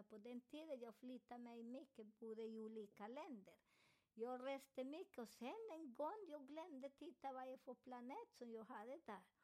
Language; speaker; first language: Swedish; non-native, fluent; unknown